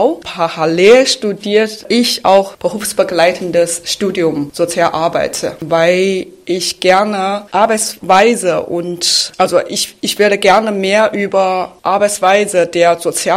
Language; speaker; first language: German; non-native, fluent; Chinese